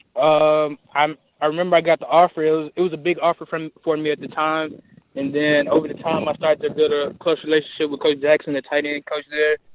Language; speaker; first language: English; native; English